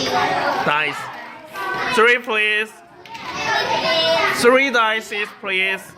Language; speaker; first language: English; non-native, fluent; Korean